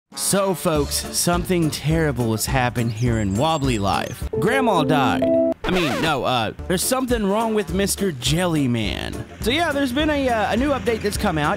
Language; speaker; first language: English; native; English